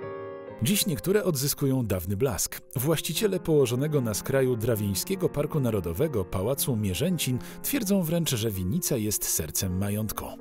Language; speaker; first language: Polish; native; Polish